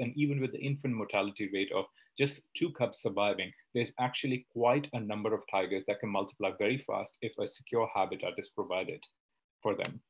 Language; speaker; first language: English; non-native, local second language; Hindi